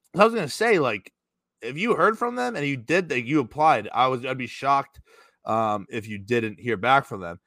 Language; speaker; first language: English; native; English